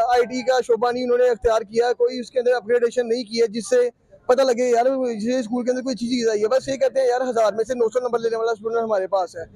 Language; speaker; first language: Urdu; native; Urdu